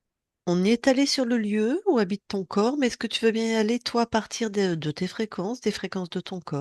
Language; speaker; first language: French; native; French